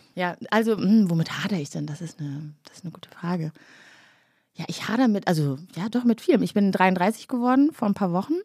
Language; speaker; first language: German; early bilingual, other home language; Kinyarwanda